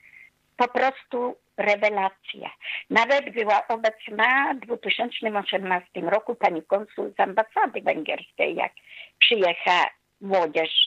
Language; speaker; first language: Polish; non-native, fluent; Hungarian